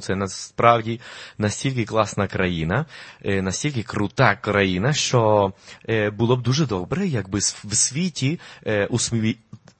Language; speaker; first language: Ukrainian; non-native, fluent; Spanish